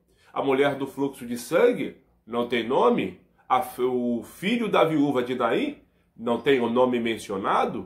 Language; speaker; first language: Portuguese; native; Portuguese